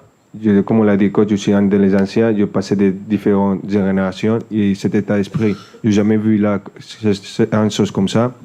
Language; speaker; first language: French; non-native, fluent; Spanish